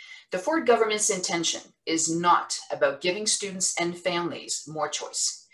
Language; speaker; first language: English; non-native, local second language; French